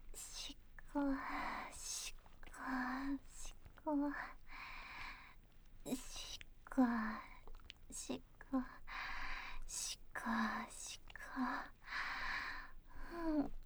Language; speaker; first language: Japanese; native; Japanese